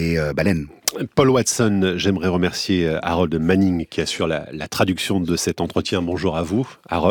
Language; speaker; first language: French; native; French